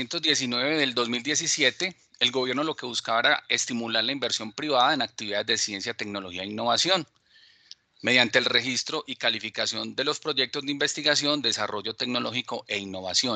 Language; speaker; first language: Spanish; native; Spanish